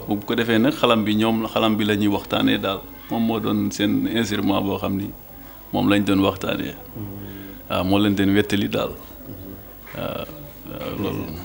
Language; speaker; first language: Wolof; non-native, local second language; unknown